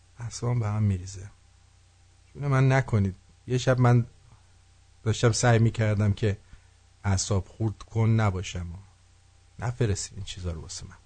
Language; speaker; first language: Persian; native; Persian